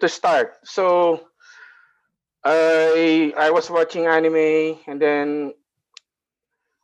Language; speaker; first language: English; non-native, local second language; Filipino